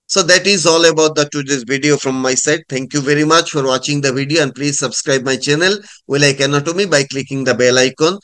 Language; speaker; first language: English; non-native, local second language; Bangla